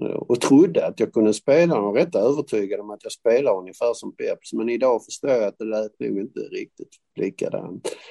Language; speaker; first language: Swedish; native; Swedish